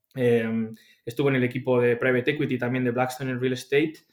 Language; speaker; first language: Spanish; native; Spanish